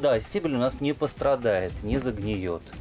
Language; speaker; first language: Russian; native; Russian